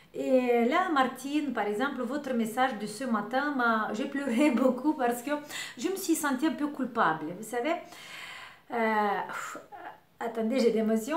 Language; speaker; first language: French; non-native, learner; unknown